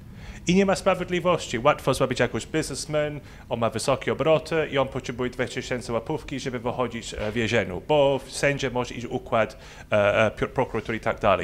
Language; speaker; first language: Polish; early bilingual, heritage; English